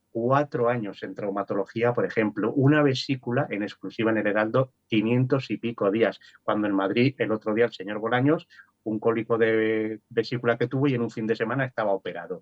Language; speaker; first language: Spanish; native; Spanish